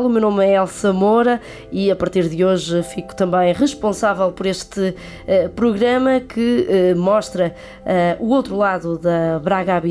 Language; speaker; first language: Portuguese; native; Portuguese